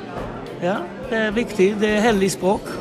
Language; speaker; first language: Norwegian; non-native, fluent; Hebrew